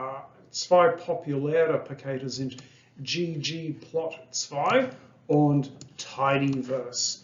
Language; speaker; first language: German; non-native, fluent; English